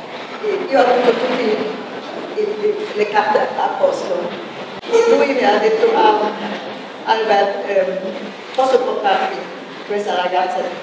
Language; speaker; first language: Italian; non-native, fluent; German